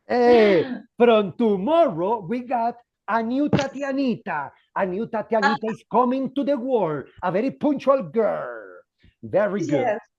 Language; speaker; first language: English; non-native, fluent; Spanish